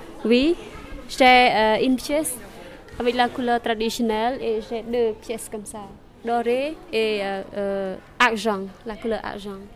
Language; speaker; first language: French; non-native, learner; Khmer